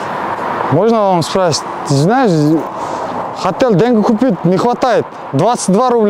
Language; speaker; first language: Russian; non-native, learner; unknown